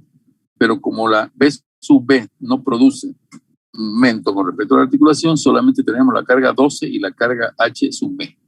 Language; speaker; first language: Spanish; native; Spanish